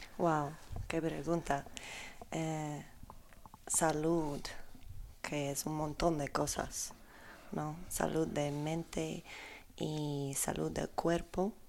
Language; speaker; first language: Spanish; non-native, learner; Polish